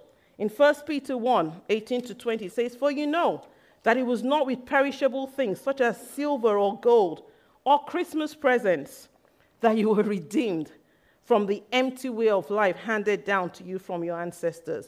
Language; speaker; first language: English; non-native, local second language; Yoruba